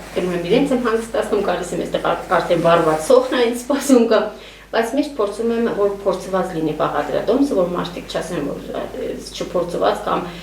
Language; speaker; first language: Armenian; native; Armenian